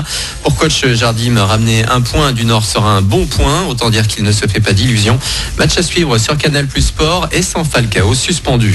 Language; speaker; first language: French; native; French